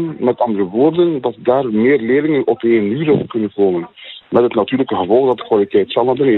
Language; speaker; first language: Dutch; native; Dutch